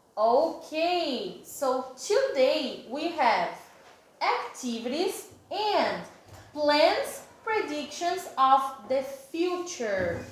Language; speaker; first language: English; non-native, fluent; Portuguese